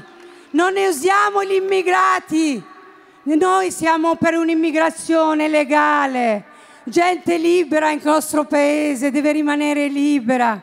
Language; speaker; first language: Italian; non-native, fluent; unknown